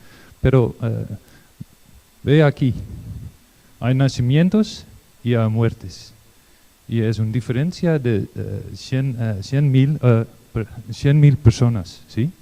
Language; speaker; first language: Spanish; non-native, learner; Dutch